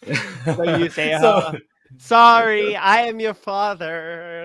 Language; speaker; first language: English; native; English